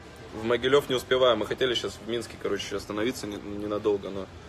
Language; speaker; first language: Russian; native; Russian